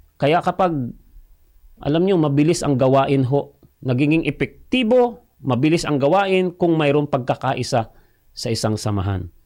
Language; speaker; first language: Filipino; non-native, local second language; Cebuano